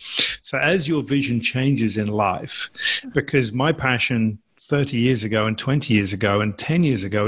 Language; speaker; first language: English; native; English